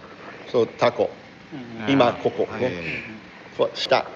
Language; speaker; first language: Japanese; non-native, learner; English